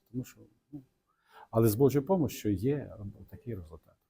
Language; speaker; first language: Ukrainian; non-native, local second language; Russian